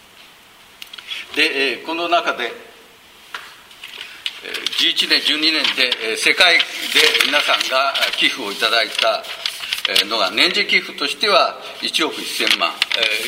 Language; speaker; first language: Japanese; native; Japanese